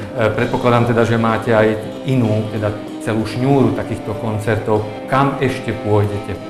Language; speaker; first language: Slovak; native; Slovak